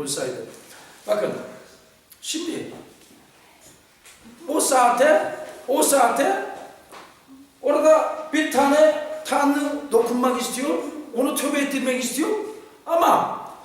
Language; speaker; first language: Turkish; non-native, fluent; Korean